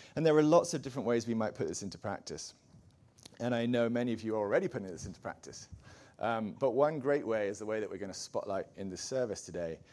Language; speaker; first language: English; native; English